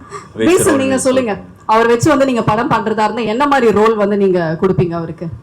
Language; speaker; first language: Tamil; native; Tamil